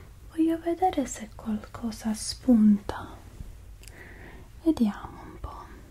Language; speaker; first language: Italian; non-native, fluent; English